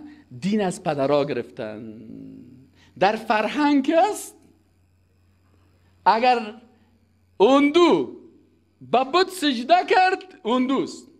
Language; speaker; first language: Persian; native; Persian